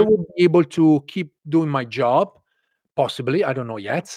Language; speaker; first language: English; non-native, fluent; Italian